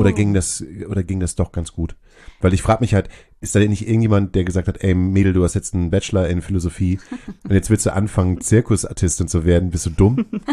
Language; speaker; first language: German; native; German